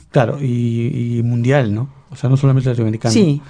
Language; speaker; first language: Spanish; native; Spanish